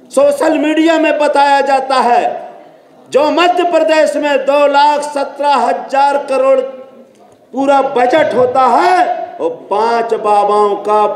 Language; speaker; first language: Hindi; native; Hindi